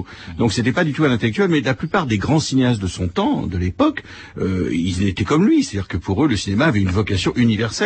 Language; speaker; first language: French; native; French